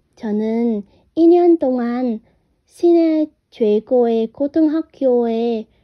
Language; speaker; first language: Korean; non-native, learner; Vietnamese